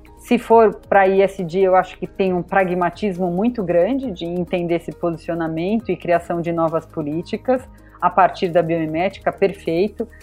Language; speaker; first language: Portuguese; native; Portuguese